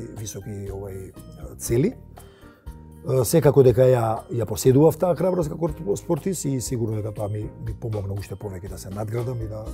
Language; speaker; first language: Macedonian; native; Macedonian